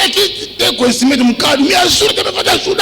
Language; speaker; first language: Portuguese; non-native, learner; Lingala